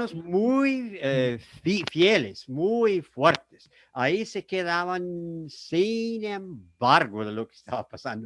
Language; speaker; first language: Spanish; non-native, fluent; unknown